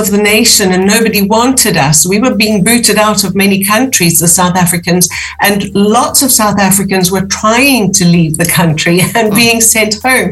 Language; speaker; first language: English; native; English